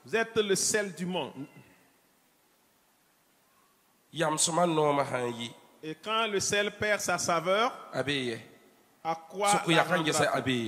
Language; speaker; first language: French; non-native, local second language; Mossi